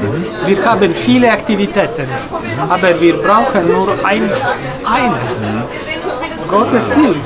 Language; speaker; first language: German; non-native, learner; Latvian